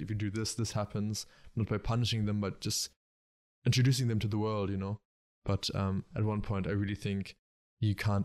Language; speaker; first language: English; early bilingual, other home language; German